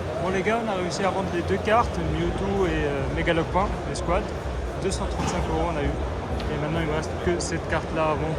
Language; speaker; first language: French; native; French